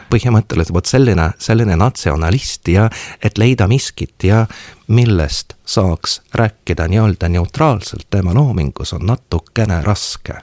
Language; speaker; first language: Estonian; non-native, local second language; Russian